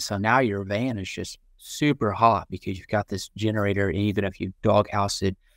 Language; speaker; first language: English; native; English